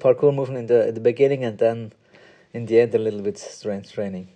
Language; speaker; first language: English; non-native, fluent; Swiss German